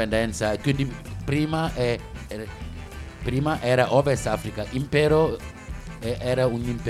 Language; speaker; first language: Italian; non-native, local second language; Wolof